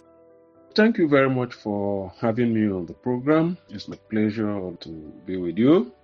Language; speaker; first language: English; non-native, local second language; Igbo